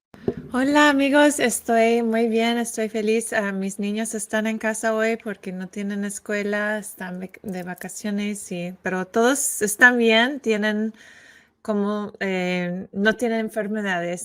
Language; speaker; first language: Spanish; non-native, learner; English